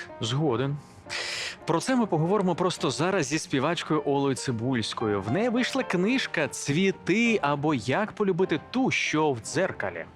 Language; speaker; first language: Ukrainian; native; Ukrainian